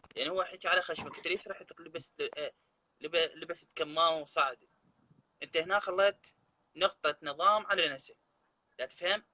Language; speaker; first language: Arabic; native; Arabic